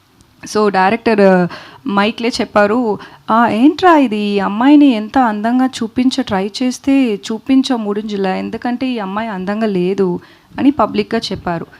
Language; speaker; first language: Telugu; non-native, learner; Tamil